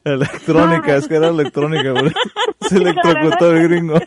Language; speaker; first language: Spanish; native; Spanish